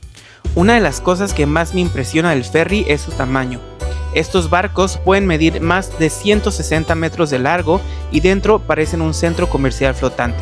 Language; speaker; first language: Spanish; native; Spanish